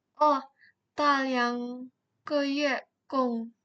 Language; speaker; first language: Chinese; non-native, learner; Indonesian